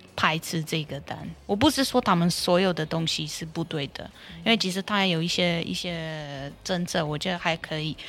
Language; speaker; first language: Chinese; non-native, fluent; Polish